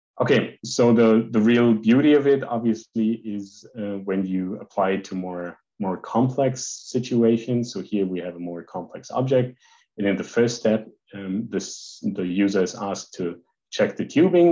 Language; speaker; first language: English; non-native, fluent; German